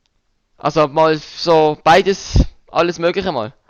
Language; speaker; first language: German; native; German